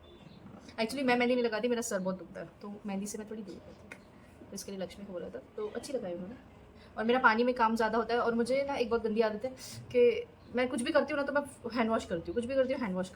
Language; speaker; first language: Hindi; native; Hindi